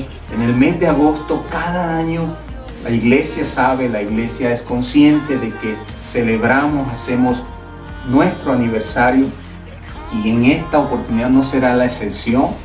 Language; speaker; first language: Spanish; native; Spanish